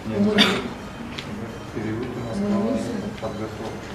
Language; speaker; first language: Russian; non-native, local second language; Uzbek